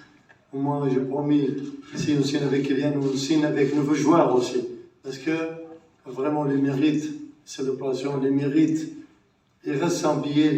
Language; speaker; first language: French; non-native, learner; Arabic